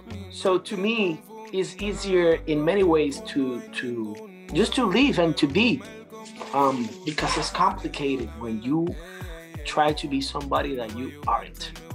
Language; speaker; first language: English; non-native, local second language; Spanish